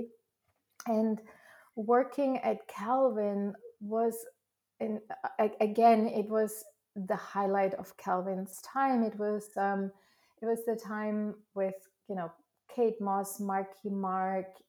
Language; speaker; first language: English; non-native, fluent; German